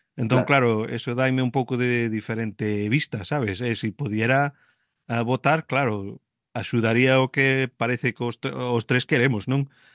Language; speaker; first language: Galician; early bilingual, heritage; Galician